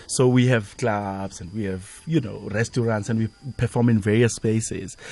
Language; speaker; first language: English; non-native, local second language; Zulu